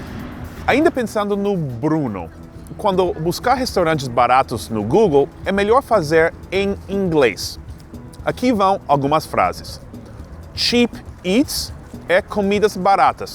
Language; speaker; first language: Portuguese; non-native, fluent; English